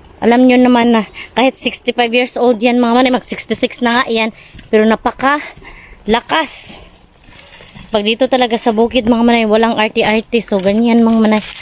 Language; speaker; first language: Filipino; non-native, local second language; Cebuano